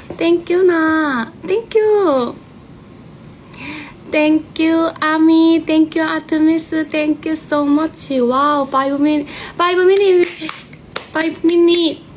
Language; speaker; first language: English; non-native, learner; Korean